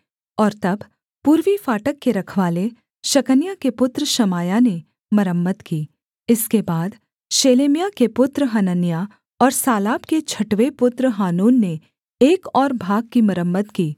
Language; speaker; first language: Hindi; native; Hindi